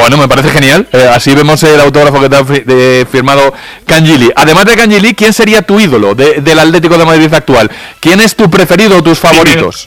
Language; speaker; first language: Spanish; native; Spanish